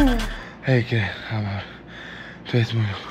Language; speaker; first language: Portuguese; non-native, learner; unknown